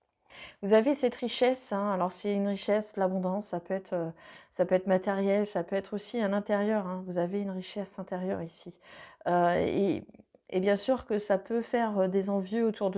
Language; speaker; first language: French; native; French